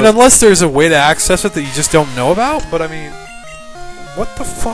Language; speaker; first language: English; native; English